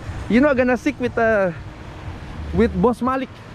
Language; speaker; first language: English; non-native, learner; Indonesian